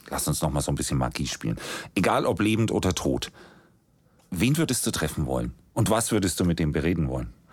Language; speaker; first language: German; native; German